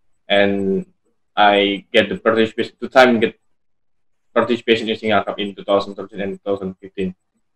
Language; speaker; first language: English; non-native, learner; Indonesian